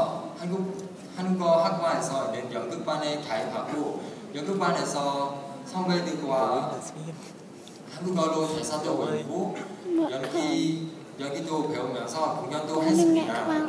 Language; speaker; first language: Korean; non-native, learner; Khmer